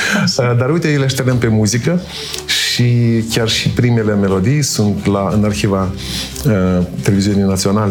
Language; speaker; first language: Romanian; native; Romanian